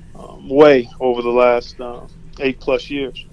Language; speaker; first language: English; native; English